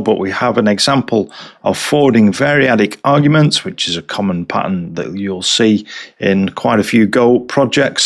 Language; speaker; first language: English; native; English